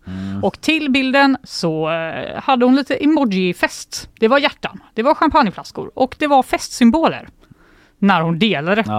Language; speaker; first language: Swedish; native; Swedish